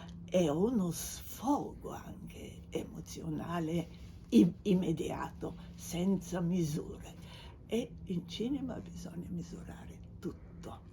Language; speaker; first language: Italian; non-native, fluent; Bulgarian